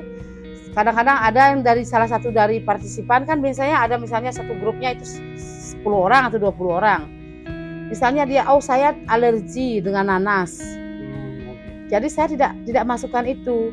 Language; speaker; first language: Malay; non-native, local second language; Balinese